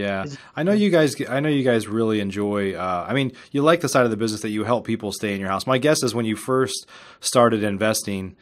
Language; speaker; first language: English; native; English